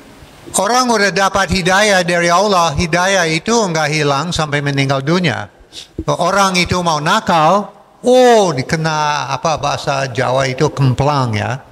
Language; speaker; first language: Indonesian; non-native, fluent; English